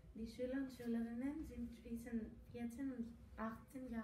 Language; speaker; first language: German; non-native, learner; Greek